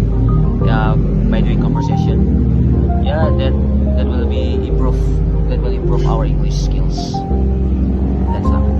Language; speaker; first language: English; non-native, fluent; Indonesian